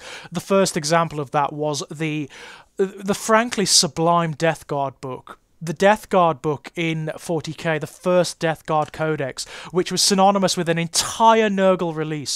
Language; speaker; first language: English; native; English